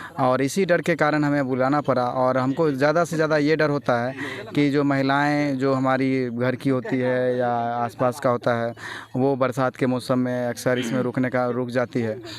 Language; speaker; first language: Hindi; native; Hindi